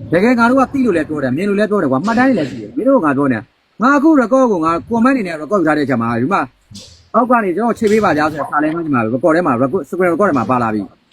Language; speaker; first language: Burmese; native; Burmese